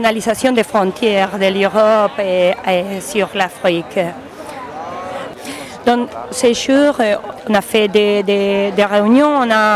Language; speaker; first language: French; non-native, learner; Spanish